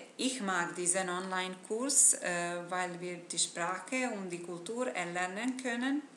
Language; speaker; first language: German; non-native, fluent; Bosnian